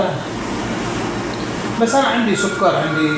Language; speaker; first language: Arabic; non-native, learner; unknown